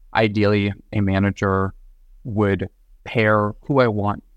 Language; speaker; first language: English; native; English